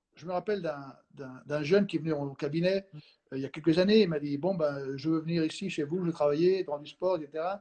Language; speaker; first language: French; non-native, fluent; Spanish